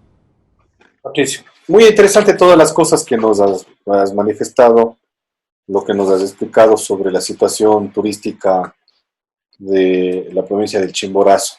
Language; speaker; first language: Spanish; native; Spanish